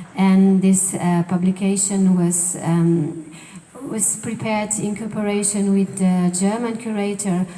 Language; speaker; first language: English; non-native, fluent; Slovenian